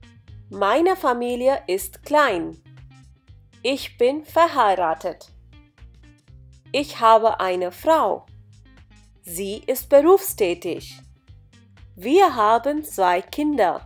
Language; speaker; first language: German; non-native, fluent; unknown